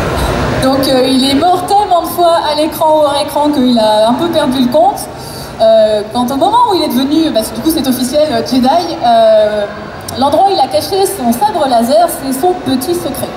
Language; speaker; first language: French; native; French